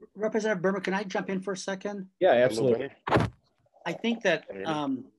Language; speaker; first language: English; native; English